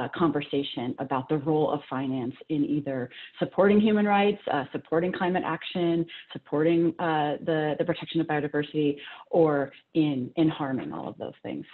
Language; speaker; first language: English; native; English